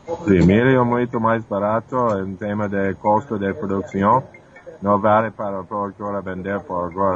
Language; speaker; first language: Portuguese; non-native, fluent; English